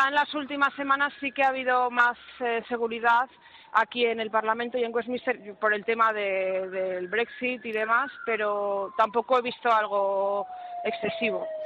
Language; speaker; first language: Spanish; native; Spanish